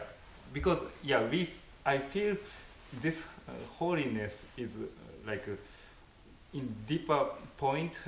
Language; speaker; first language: English; non-native, fluent; Japanese